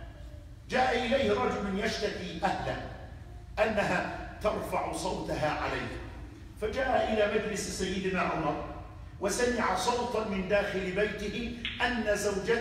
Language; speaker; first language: Arabic; native; Arabic